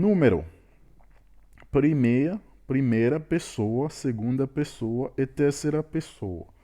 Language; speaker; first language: Portuguese; non-native, learner; Haitian Creole